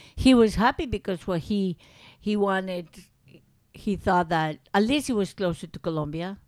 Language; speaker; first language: English; non-native, fluent; Spanish